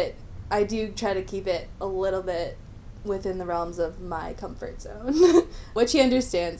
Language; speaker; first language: English; native; English